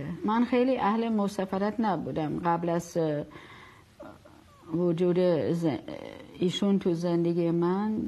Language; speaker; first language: Persian; non-native, fluent; German